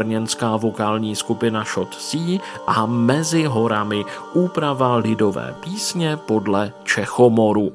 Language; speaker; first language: Czech; native; Czech